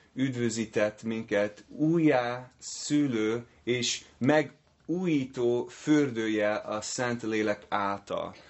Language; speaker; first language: Hungarian; non-native, fluent; English